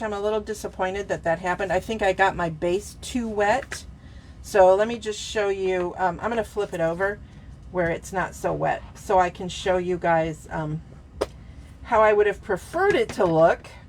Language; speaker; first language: English; native; English